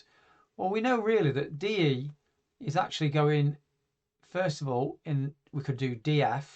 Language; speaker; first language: English; native; English